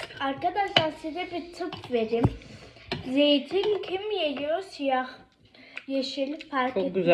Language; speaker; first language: Turkish; early bilingual, heritage; Turkish